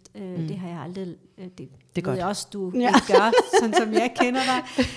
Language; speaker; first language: Danish; early bilingual, other home language; Kurdish